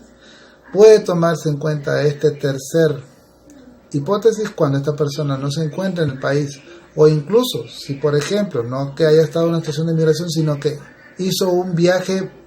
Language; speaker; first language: Spanish; native; Spanish